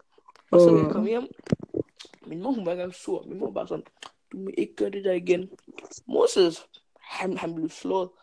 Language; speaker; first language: Danish; early bilingual, other home language; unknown